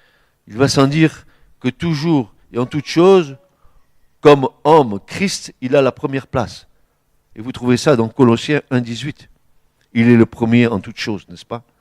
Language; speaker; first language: French; native; French